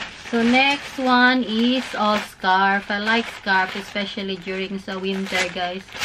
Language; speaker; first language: English; non-native, local second language; Filipino